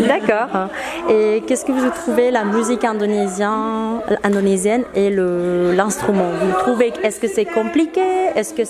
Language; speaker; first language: French; non-native, fluent; Indonesian